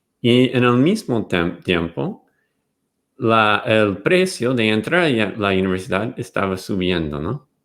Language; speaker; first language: Spanish; non-native, fluent; English